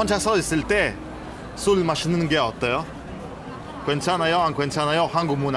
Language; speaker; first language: Korean; non-native, learner; Russian